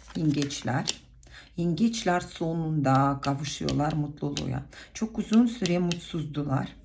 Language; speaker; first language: Turkish; non-native, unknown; Russian